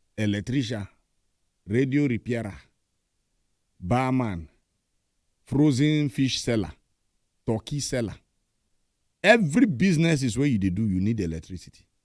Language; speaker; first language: Nigerian Pidgin; native; Nigerian Pidgin